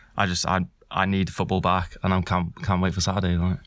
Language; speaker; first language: English; native; English